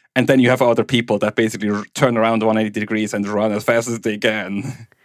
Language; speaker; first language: English; non-native, fluent; German